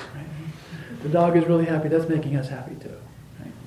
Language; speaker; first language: English; native; English